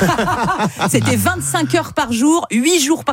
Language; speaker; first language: French; native; French